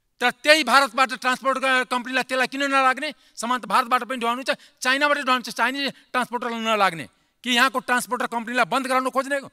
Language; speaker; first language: Nepali; non-native, local second language; Maithili